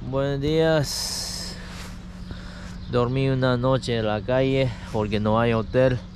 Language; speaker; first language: Spanish; non-native, fluent; Japanese